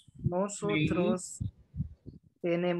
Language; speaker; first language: Spanish; non-native, learner; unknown